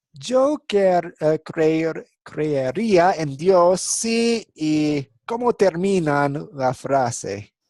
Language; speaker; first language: Spanish; non-native, fluent; English